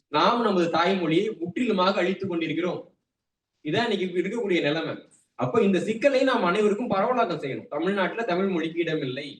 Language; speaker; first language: Tamil; native; Tamil